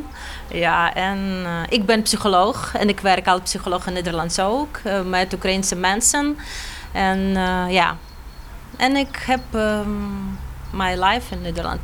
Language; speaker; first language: Dutch; non-native, learner; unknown